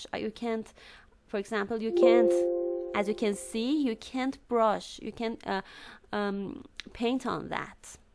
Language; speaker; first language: English; non-native, fluent; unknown